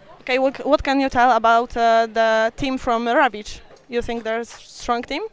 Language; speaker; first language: English; non-native, learner; Polish